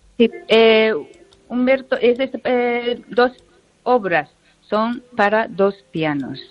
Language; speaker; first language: Spanish; non-native, learner; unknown